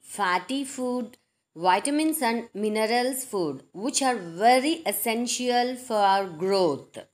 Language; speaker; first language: English; non-native, local second language; Telugu